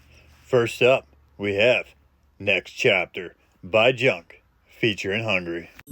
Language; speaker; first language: English; native; English